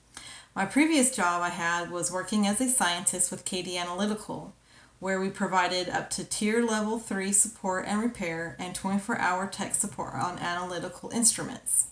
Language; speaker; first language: English; native; English